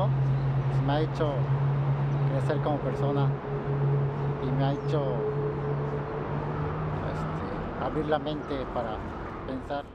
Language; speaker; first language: Spanish; native; Spanish